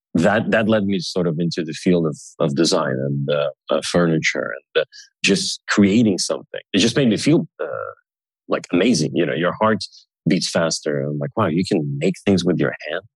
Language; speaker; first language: English; early bilingual, other home language; Russian